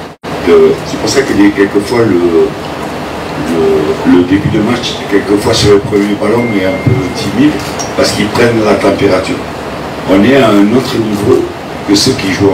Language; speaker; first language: French; native; French